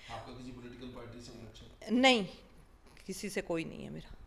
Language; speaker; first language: Hindi; native; Hindi